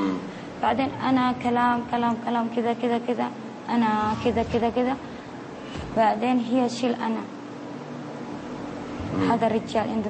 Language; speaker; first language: Arabic; non-native, learner; Indonesian